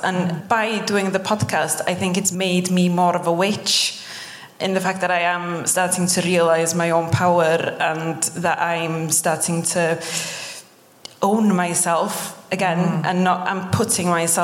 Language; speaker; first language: English; non-native, local second language; Welsh